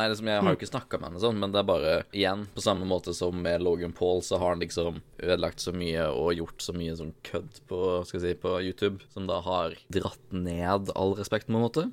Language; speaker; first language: Norwegian; native; Norwegian